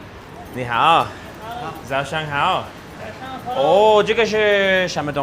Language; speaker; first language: Chinese; non-native, learner; English